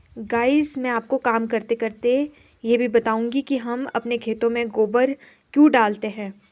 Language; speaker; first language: Hindi; native; Hindi